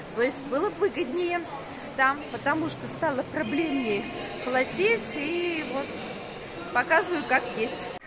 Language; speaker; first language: Russian; native; Russian